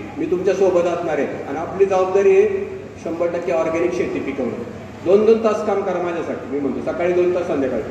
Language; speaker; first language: Marathi; native; Marathi